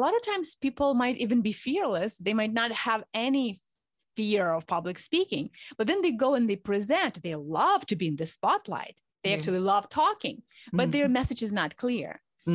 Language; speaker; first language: English; non-native, fluent; Ukrainian